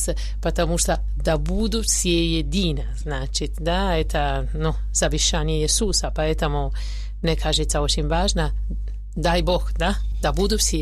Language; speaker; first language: Russian; non-native, learner; Italian